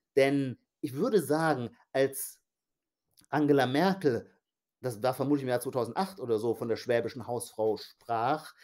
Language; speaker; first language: German; native; German